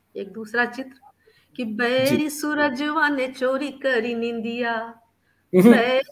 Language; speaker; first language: Hindi; native; Hindi